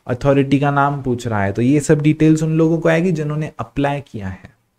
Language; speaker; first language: Hindi; non-native, local second language; Sindhi